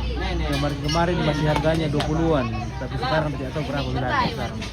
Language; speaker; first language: Indonesian; non-native, local second language; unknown